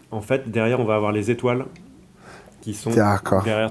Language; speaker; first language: French; native; French